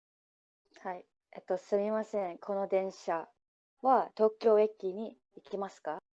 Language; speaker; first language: Japanese; non-native, learner; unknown